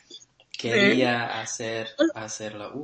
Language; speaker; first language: Spanish; non-native, learner; English